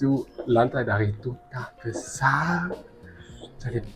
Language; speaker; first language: Indonesian; non-native, learner; German